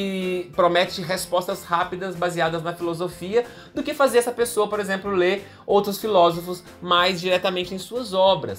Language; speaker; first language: Portuguese; native; Portuguese